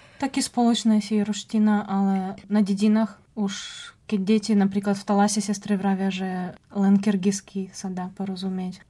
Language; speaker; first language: Slovak; non-native, fluent; Russian